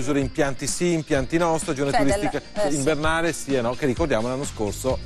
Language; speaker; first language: Italian; native; Italian